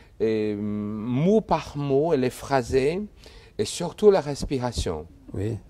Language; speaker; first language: French; non-native, fluent; Chinese